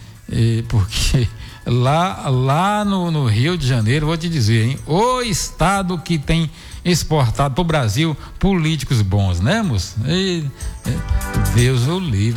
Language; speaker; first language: Portuguese; native; Portuguese